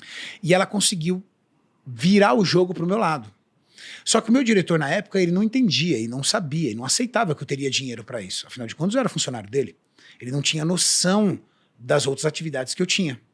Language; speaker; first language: Portuguese; native; Portuguese